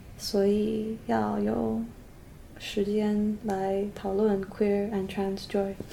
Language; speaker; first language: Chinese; early bilingual, heritage; Cantonese